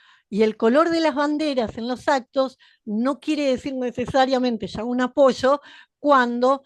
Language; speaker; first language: Spanish; native; Spanish